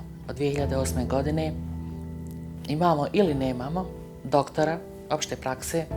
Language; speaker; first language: Bosnian; native; Bosnian